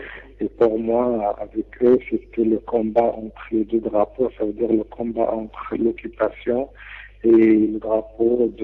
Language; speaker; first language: French; non-native, local second language; Arabic